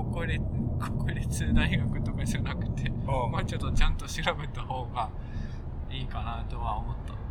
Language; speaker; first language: Japanese; non-native, fluent; Dutch